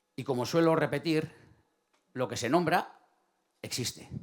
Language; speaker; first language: Spanish; native; Spanish